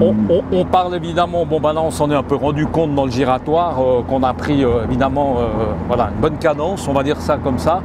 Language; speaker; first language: French; native; French